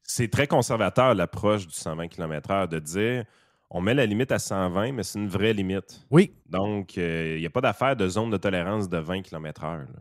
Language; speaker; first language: French; native; French